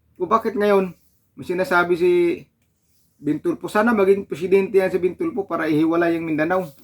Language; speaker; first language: Filipino; non-native, local second language; Cebuano